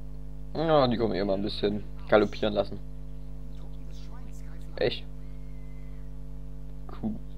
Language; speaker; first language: German; native; German